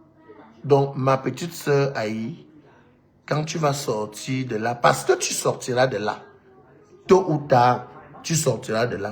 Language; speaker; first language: French; non-native, local second language; Lingala